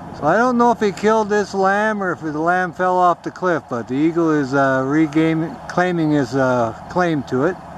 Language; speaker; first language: English; native; English